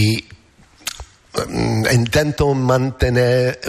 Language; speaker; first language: Spanish; non-native, learner; English